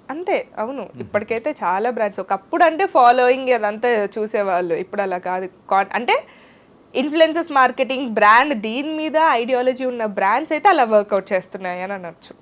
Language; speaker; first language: Telugu; native; Telugu